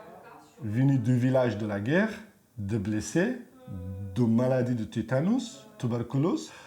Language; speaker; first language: French; non-native, fluent; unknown